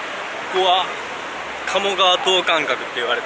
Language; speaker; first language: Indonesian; non-native, learner; Japanese